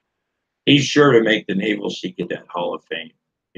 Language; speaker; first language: English; native; English